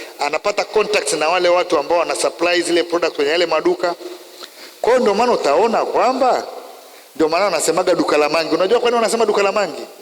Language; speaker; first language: Swahili; native; Swahili